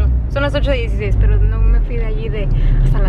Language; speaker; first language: Spanish; early bilingual, heritage; Spanish